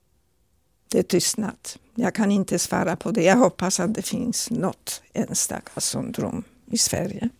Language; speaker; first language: Swedish; non-native, fluent; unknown